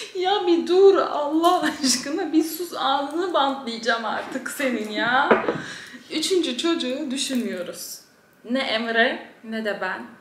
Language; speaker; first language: Turkish; early bilingual, heritage; Turkish